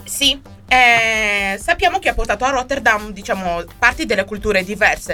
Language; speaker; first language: Italian; native; Italian